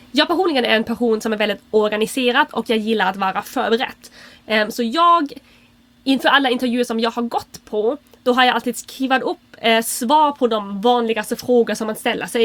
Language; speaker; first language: Swedish; non-native, fluent; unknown